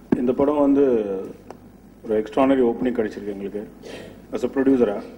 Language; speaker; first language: Tamil; native; Tamil